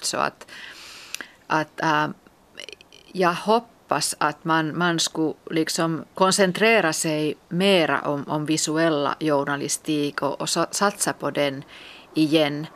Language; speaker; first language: Swedish; non-native, local second language; Finnish